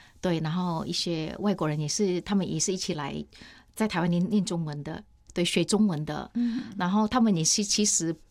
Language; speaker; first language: Chinese; non-native, fluent; Indonesian